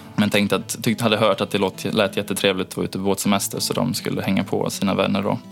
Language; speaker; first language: Swedish; native; Swedish